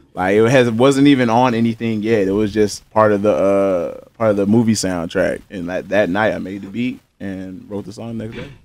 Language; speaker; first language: English; native; English